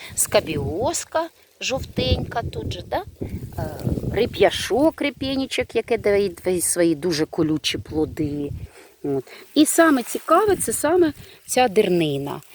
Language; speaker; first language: Ukrainian; native; Ukrainian